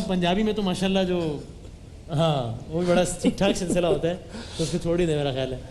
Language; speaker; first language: Urdu; native; Urdu